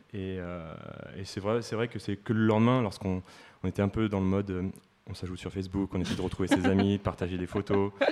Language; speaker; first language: French; native; French